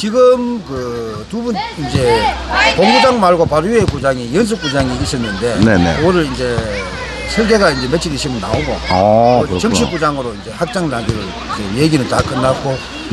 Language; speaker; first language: Korean; native; Korean